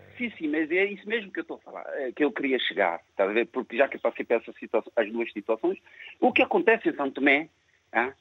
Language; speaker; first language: Portuguese; native; Portuguese